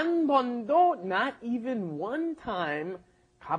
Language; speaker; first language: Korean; non-native, fluent; English